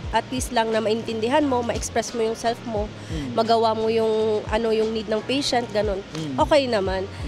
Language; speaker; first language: Filipino; non-native, local second language; Cebuano